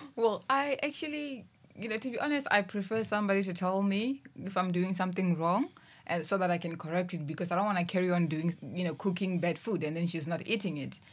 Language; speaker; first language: English; non-native, local second language; Venda